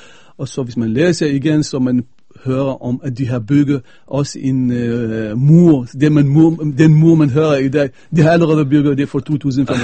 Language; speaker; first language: Danish; non-native, fluent; Arabic